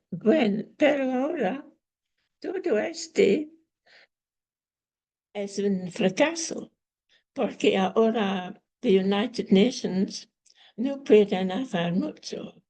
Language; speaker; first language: Spanish; non-native, learner; English